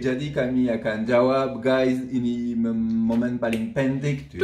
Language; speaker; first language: Indonesian; non-native, fluent; French